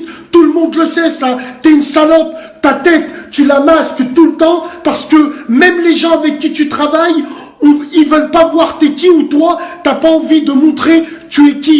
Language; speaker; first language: French; native; French